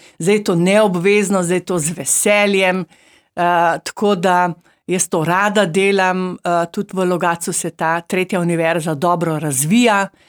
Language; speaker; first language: Slovenian; native; Slovenian